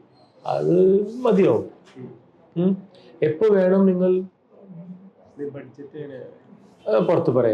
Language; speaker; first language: Malayalam; non-native, local second language; Tamil